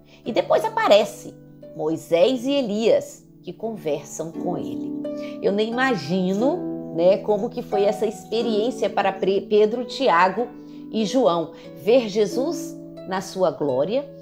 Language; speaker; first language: Portuguese; native; Portuguese